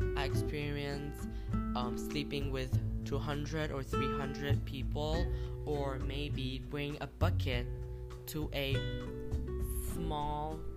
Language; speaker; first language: English; non-native, learner; Chinese